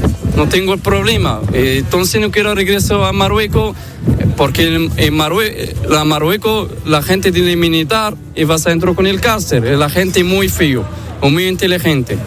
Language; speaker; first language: Spanish; non-native, learner; Arabic